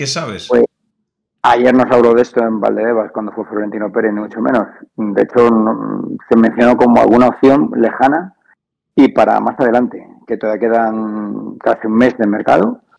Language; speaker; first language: Spanish; native; Spanish